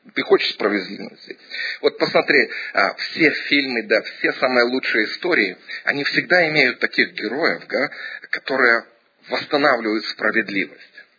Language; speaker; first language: Russian; early bilingual, heritage; Russian